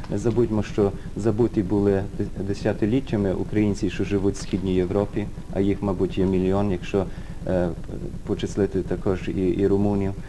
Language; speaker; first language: Ukrainian; early bilingual, heritage; Ukrainian